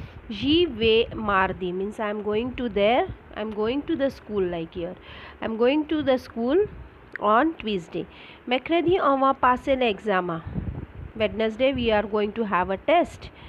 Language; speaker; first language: English; non-native, local second language; Marathi